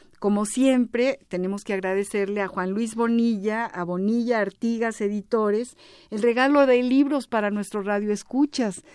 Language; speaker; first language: Spanish; native; Spanish